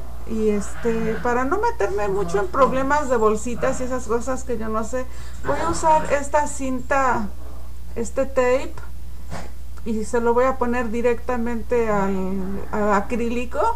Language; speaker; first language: Spanish; native; Spanish